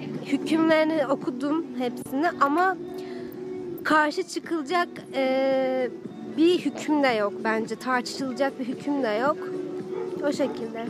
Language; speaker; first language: Turkish; native; Turkish